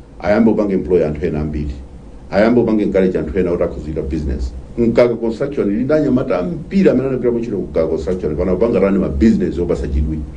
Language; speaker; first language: Nyanja; non-native, local second language; Tumbuka